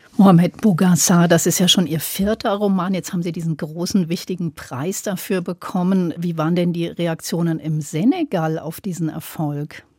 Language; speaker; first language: German; native; German